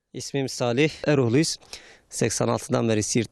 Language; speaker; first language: Turkish; native; Turkish